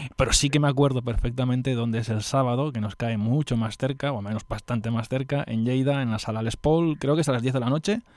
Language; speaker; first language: Spanish; non-native, local second language; Catalan